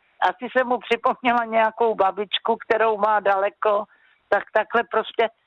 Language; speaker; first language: Czech; native; Czech